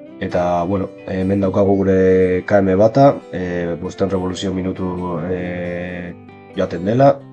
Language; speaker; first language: Basque; non-native, local second language; Spanish